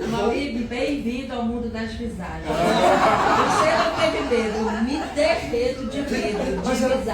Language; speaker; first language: Portuguese; native; Portuguese